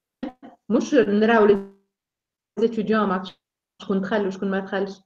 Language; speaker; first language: French; non-native, local second language; Arabic